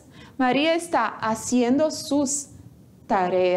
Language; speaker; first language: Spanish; non-native, fluent; Portuguese